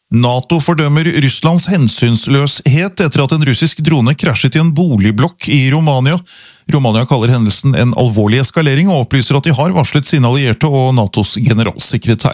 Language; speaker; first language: Norwegian; native; Norwegian